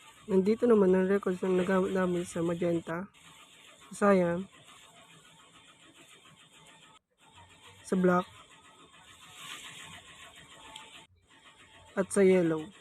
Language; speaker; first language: Filipino; non-native, local second language; Bikol